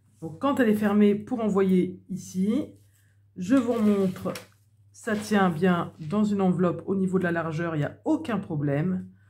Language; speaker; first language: French; native; French